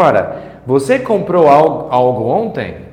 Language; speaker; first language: Portuguese; non-native, fluent; English